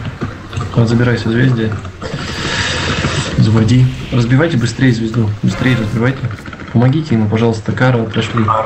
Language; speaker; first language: Russian; native; Russian